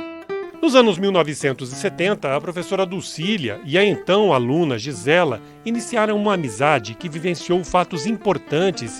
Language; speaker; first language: Portuguese; native; Portuguese